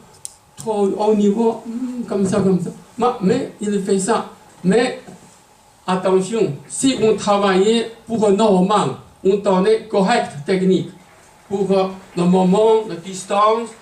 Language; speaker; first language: French; non-native, learner; Chinese